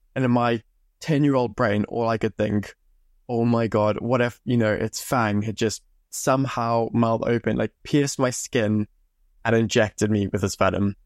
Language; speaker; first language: English; native; English